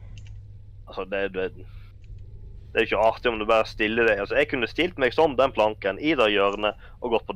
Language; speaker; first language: Norwegian; native; Norwegian